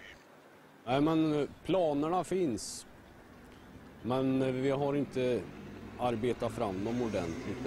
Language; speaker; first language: Swedish; native; Swedish